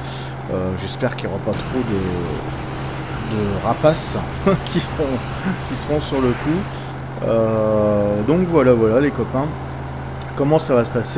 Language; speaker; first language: French; native; French